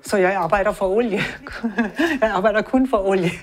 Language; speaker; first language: Danish; non-native, fluent; German